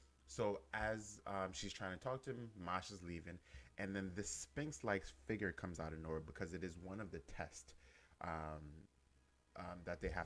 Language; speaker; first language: English; native; English